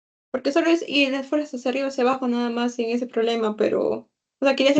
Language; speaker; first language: Spanish; native; Spanish